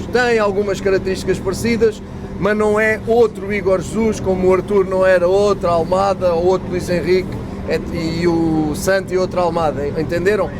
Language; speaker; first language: Portuguese; native; Portuguese